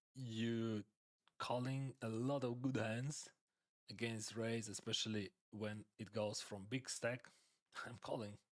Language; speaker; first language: English; non-native, fluent; Ukrainian